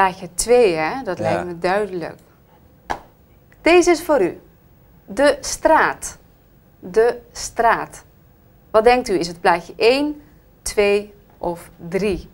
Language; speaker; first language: Dutch; native; Dutch